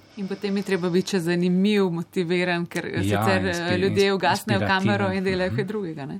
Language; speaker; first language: Slovenian; native; Slovenian